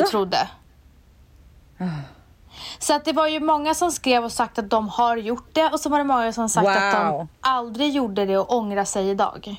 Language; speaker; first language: Swedish; native; Swedish